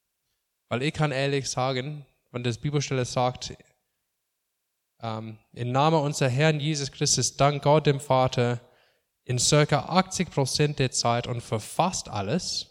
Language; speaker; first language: German; non-native, fluent; English